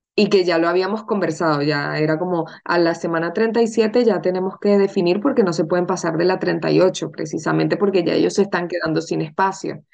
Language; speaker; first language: Spanish; native; Spanish